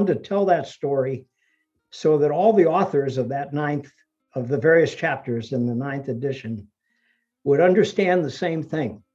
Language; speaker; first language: English; early bilingual, other home language; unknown